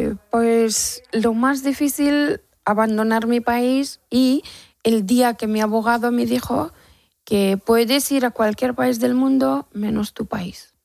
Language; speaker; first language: Spanish; non-native, learner; Persian